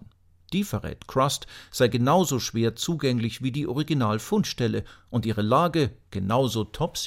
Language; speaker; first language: German; native; German